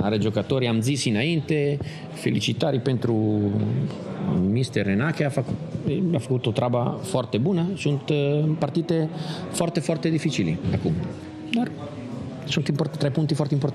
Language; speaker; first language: Romanian; non-native, learner; Italian